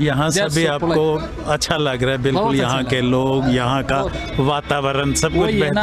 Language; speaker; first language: Hindi; native; Hindi